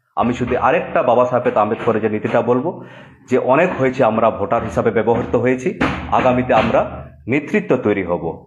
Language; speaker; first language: Bangla; non-native, local second language; Santali